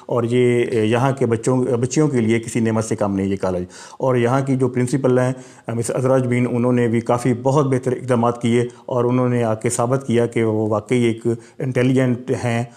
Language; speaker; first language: Urdu; non-native, local second language; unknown